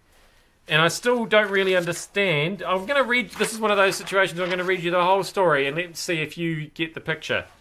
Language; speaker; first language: English; native; English